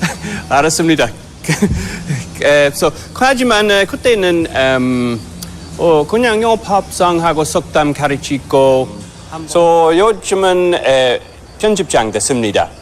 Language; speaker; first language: Korean; non-native, fluent; English